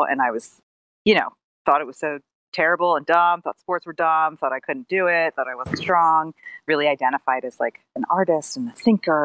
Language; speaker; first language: English; native; English